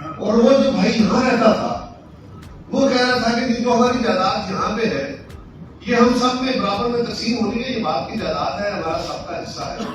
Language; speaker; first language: Urdu; non-native, local second language; Punjabi